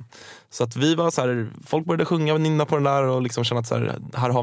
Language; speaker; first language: Swedish; native; Swedish